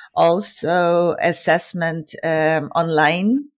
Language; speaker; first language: English; non-native, fluent; Ukrainian